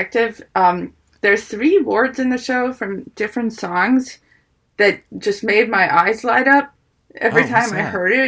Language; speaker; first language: English; early bilingual, other home language; Ukrainian